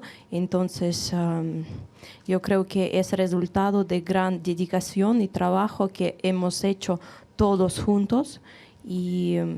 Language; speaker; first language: Spanish; non-native, fluent; Russian